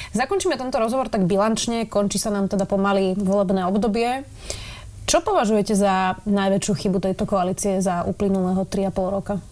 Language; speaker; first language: Slovak; native; Slovak